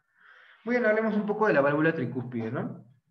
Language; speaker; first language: Spanish; native; Spanish